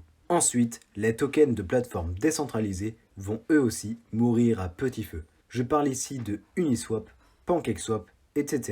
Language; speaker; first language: French; native; French